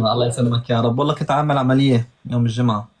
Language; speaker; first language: Arabic; native; Arabic